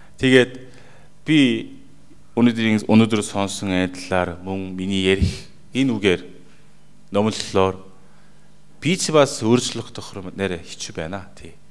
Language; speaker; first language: Mongolian; non-native, fluent; Korean